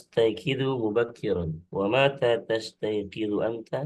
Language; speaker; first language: Arabic; non-native, learner; Indonesian